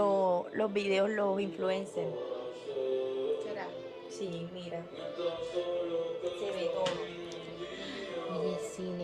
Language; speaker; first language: Spanish; native; Spanish